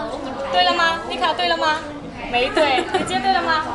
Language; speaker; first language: Chinese; native; Chinese